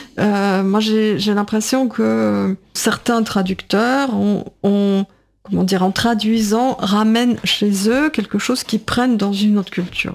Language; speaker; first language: French; non-native, fluent; Russian